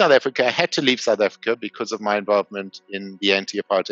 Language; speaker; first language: English; native; English